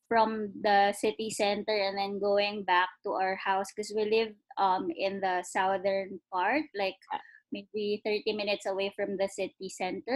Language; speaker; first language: English; non-native, local second language; Filipino